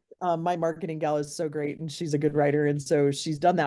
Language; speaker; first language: English; native; English